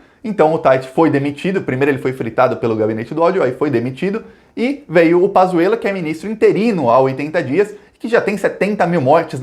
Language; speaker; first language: Portuguese; native; Portuguese